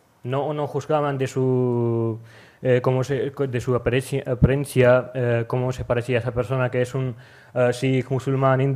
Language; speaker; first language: Spanish; non-native, learner; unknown